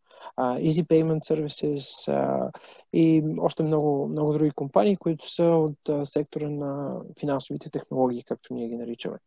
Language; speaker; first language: Bulgarian; native; Bulgarian